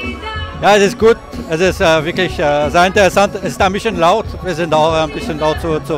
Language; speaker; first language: German; non-native, local second language; French